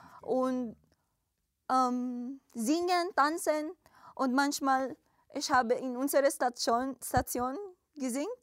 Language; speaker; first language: German; non-native, learner; Filipino